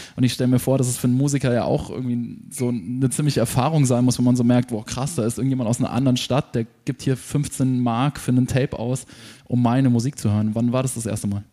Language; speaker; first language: German; native; German